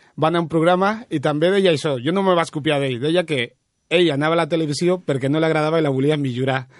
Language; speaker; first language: Catalan; early bilingual, other home language; Spanish